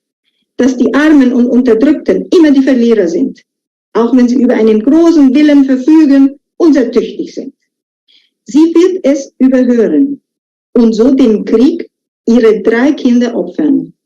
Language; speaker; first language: German; non-native, fluent; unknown